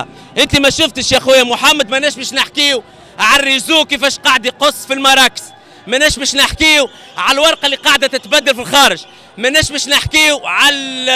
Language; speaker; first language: Arabic; native; Arabic